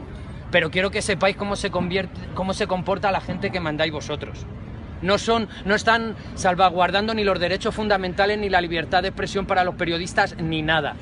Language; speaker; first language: Spanish; native; Spanish